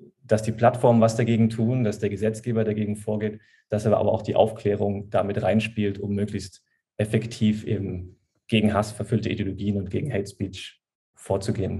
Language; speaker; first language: German; native; German